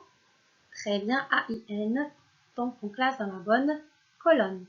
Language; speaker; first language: French; non-native, local second language; Arabic